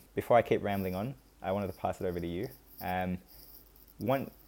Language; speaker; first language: English; early bilingual, other home language; Hindi